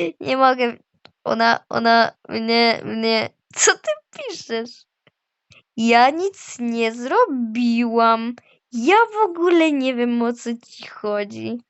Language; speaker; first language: Polish; native; Polish